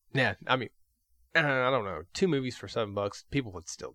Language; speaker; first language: English; native; English